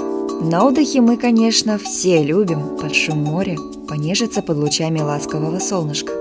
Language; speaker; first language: Russian; native; Russian